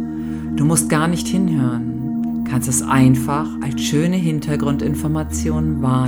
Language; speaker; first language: German; native; German